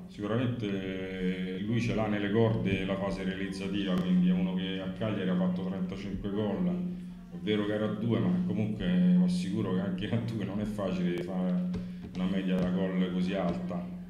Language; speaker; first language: Italian; native; Italian